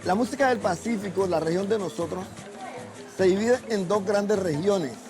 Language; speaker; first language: Spanish; native; Spanish